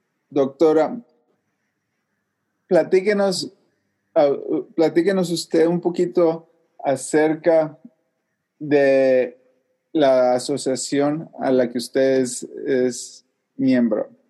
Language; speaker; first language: Spanish; native; Spanish